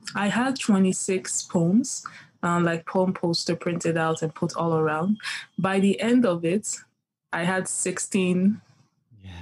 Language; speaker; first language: English; early bilingual, other home language; Yoruba